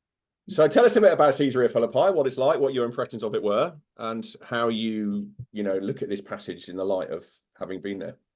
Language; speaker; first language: English; native; English